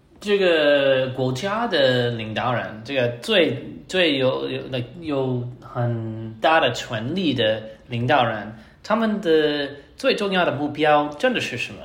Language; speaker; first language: Chinese; non-native, learner; English